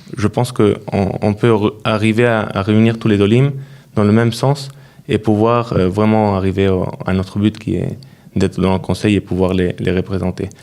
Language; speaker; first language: French; non-native, fluent; Spanish